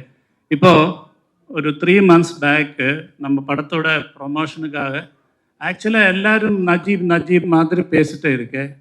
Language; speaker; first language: Tamil; non-native, learner; Malayalam